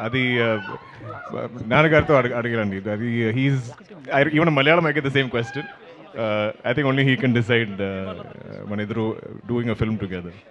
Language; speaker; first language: Telugu; non-native, learner; Malayalam